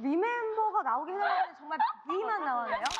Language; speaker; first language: Korean; native; Korean